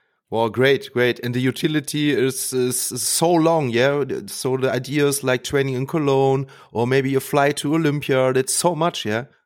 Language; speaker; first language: English; non-native, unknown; German